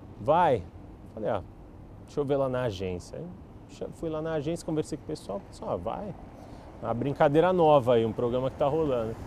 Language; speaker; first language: Portuguese; native; Portuguese